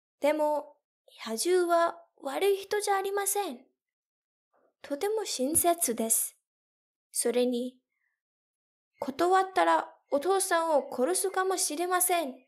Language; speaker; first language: Japanese; non-native, fluent; English